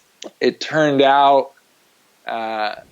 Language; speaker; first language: English; native; English